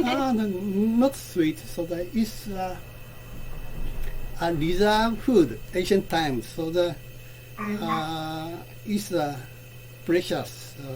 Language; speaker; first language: English; non-native, learner; Japanese